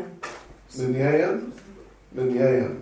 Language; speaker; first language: Russian; native; Russian